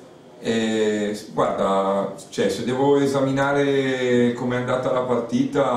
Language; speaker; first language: Italian; native; Italian